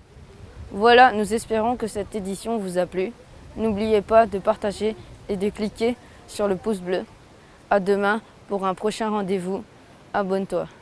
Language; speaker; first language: French; native; French